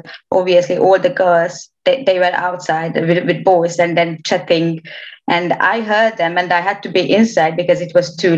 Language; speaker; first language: English; non-native, fluent; Romanian